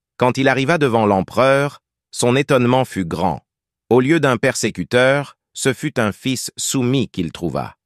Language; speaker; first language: French; native; French